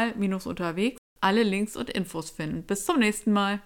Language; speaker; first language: German; native; German